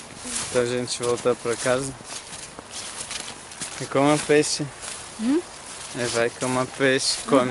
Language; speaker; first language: Portuguese; non-native, learner; Russian